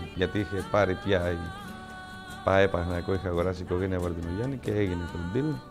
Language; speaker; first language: Greek; non-native, fluent; Spanish